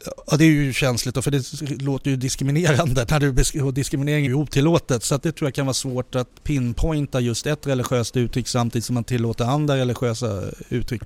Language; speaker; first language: Swedish; native; Swedish